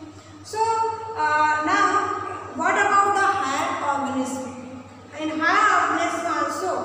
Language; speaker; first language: English; non-native, local second language; Hindi